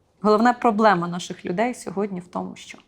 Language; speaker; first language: Ukrainian; native; Ukrainian